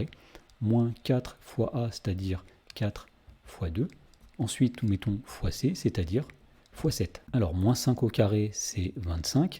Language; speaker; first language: French; native; French